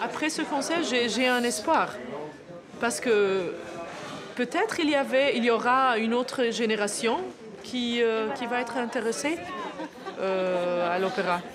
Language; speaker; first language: French; non-native, fluent; Arabic